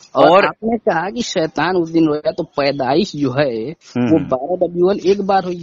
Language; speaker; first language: Hindi; native; Hindi